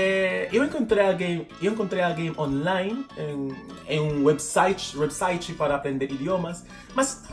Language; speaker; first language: Portuguese; non-native, fluent; English